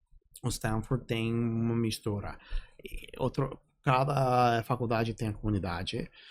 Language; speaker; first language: Portuguese; non-native, fluent; English